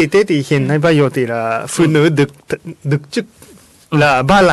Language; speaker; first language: Vietnamese; non-native, learner; Japanese